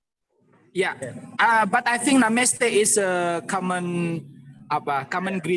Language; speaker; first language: English; non-native, learner; Indonesian